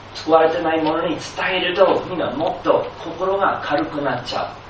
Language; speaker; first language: Japanese; non-native, fluent; English